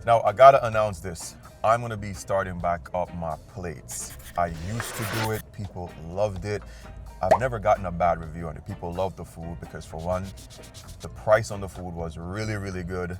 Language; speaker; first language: English; native; English